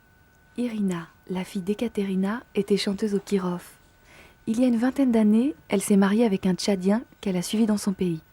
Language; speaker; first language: French; native; French